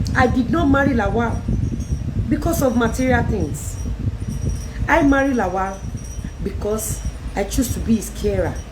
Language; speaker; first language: English; non-native, local second language; Yoruba